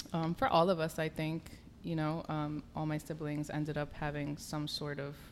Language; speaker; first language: English; early bilingual, other home language; Hebrew